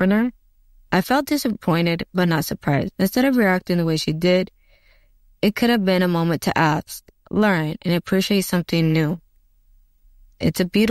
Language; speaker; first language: English; non-native, local second language; Arabic